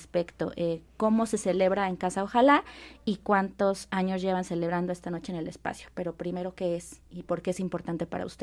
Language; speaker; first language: Spanish; native; Spanish